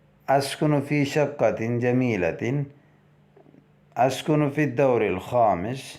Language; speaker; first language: Arabic; non-native, fluent; Urdu